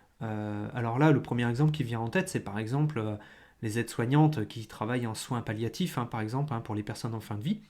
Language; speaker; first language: French; native; French